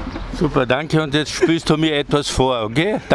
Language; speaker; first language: German; native; German